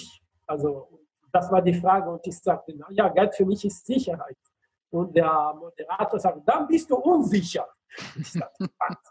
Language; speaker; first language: German; non-native, fluent; Italian